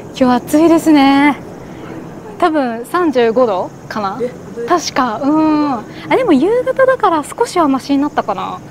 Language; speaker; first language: Japanese; native; Japanese